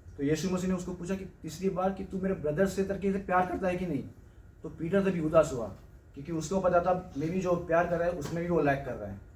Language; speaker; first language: Hindi; non-native, local second language; Marathi